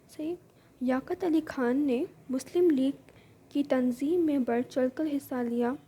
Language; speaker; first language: Urdu; native; Urdu